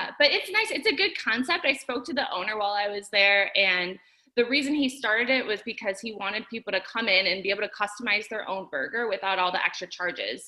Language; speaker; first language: English; native; English